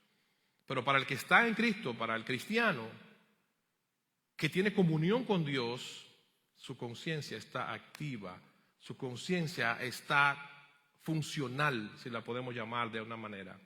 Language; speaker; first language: Spanish; native; Spanish